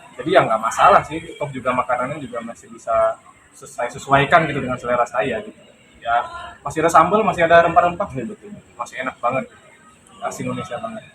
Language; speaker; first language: Indonesian; native; Indonesian